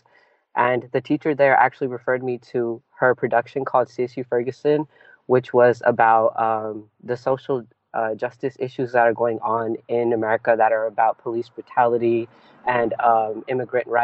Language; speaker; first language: English; early bilingual, other home language; Punjabi